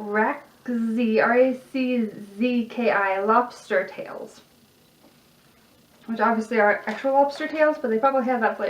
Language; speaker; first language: English; native; English